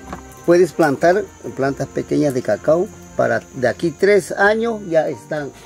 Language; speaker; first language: Spanish; non-native, local second language; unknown